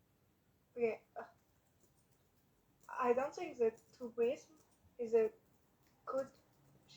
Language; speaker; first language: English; non-native, learner; French